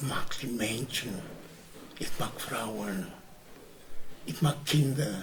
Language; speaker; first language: German; non-native, learner; Romany